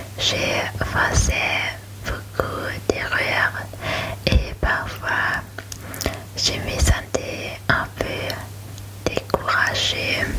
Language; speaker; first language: French; non-native, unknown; German